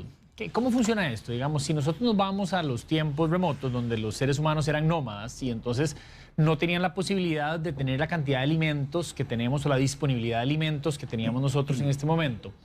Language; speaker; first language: Spanish; native; Spanish